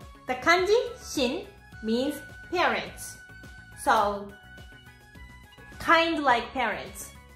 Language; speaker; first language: English; non-native, fluent; Japanese